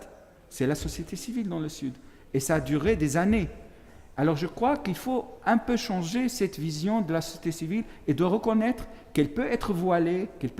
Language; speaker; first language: French; non-native, fluent; Arabic